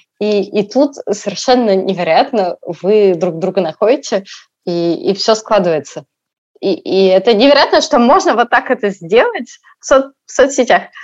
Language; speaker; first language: Russian; native; Russian